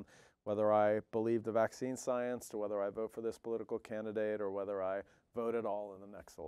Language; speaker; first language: English; native; English